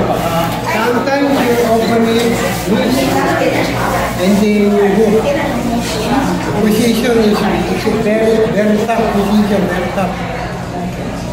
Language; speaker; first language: English; non-native, learner; Filipino